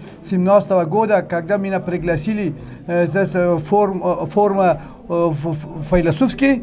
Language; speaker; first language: Russian; non-native, learner; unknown